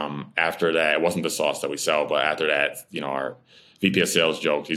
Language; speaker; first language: English; native; English